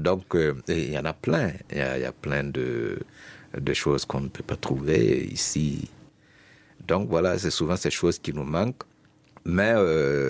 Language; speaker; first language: French; non-native, local second language; Mossi